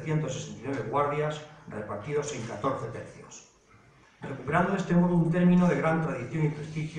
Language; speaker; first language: Spanish; native; Spanish